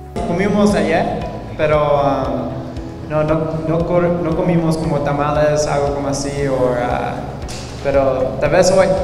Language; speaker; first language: Spanish; early bilingual, heritage; Spanish